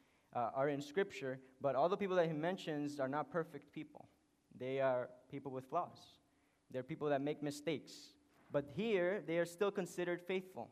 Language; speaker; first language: English; non-native, fluent; Spanish